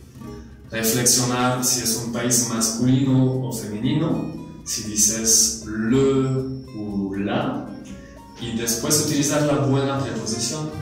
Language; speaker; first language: Spanish; non-native, fluent; French